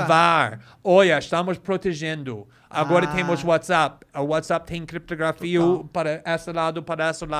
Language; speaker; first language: Portuguese; non-native, fluent; English